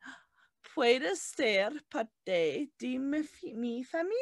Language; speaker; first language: Spanish; non-native, learner; English